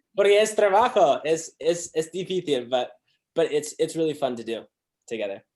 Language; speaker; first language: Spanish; non-native, learner; English